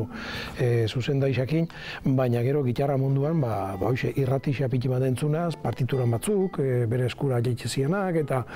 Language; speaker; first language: Basque; native; Basque